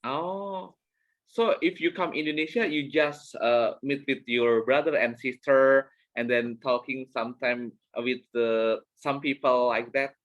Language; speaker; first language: English; non-native, learner; Indonesian